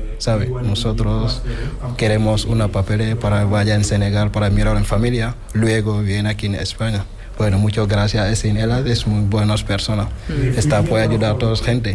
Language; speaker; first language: Spanish; non-native, learner; Wolof